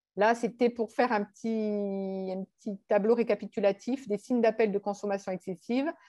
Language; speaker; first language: French; native; French